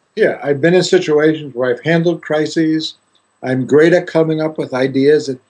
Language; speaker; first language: English; non-native, fluent; Greek